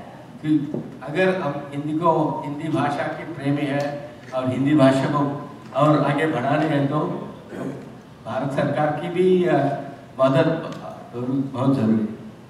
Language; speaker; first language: Hindi; non-native, local second language; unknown